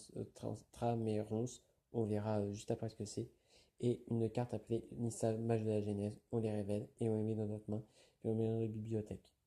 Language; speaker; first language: French; native; French